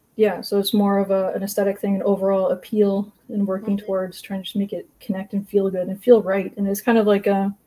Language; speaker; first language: English; native; English